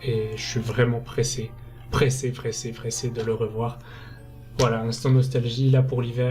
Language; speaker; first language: French; native; French